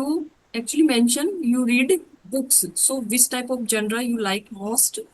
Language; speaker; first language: English; non-native, learner; Hindi